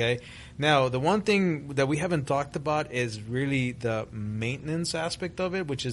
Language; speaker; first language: English; early bilingual, other home language; Spanish